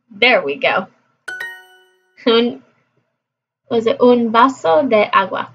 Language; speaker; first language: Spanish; non-native, learner; English